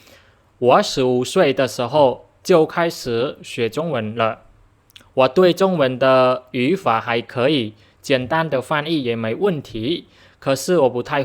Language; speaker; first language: Chinese; non-native, fluent; Khmer